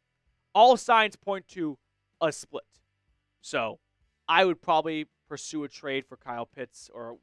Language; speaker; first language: English; native; English